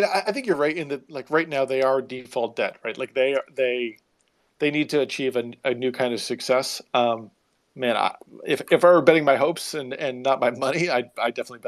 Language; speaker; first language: English; native; English